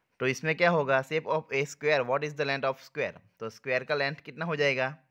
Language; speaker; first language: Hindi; non-native, local second language; Gujarati